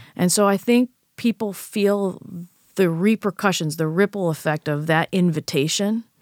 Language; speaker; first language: English; native; English